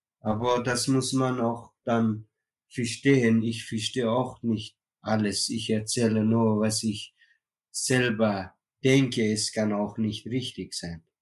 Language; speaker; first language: German; non-native, learner; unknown